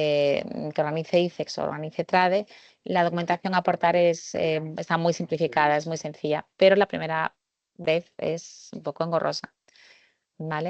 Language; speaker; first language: Spanish; native; Spanish